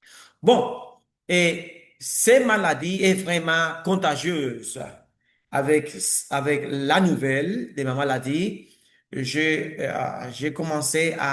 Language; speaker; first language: French; non-native, learner; Spanish